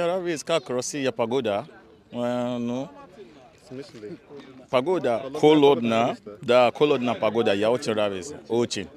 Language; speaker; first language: Russian; non-native, learner; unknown